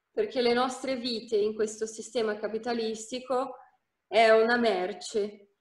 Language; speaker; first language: Italian; non-native, fluent; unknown